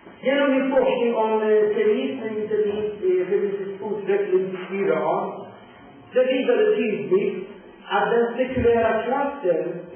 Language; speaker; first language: Swedish; non-native, fluent; Persian